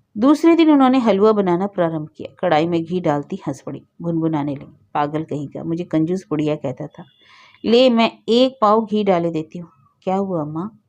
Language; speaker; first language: Hindi; native; Hindi